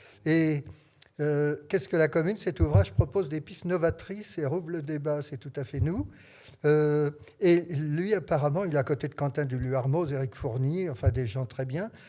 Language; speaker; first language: French; native; French